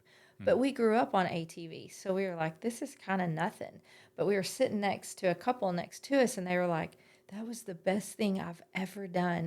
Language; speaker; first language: English; native; English